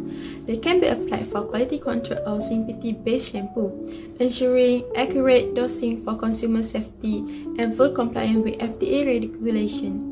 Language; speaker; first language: English; non-native, local second language; Malay